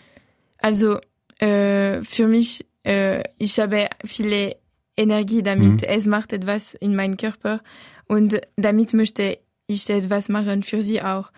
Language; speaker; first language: German; non-native, local second language; French